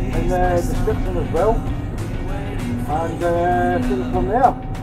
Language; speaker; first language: English; native; English